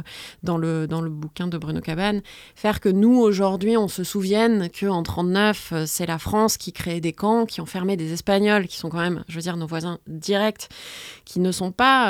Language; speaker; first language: French; native; French